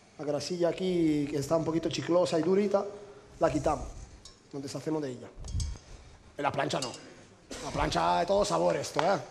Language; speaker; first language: Spanish; non-native, fluent; Italian